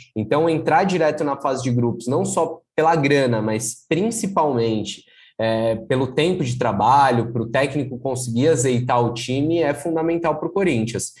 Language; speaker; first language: Portuguese; native; Portuguese